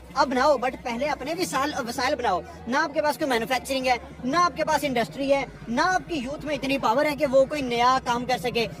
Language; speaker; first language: Urdu; native; Urdu